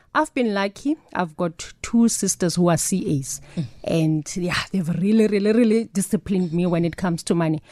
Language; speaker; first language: English; non-native, local second language; Northern Sotho